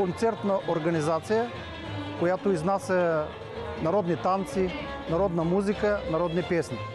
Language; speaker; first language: Bulgarian; early bilingual, heritage; Bulgarian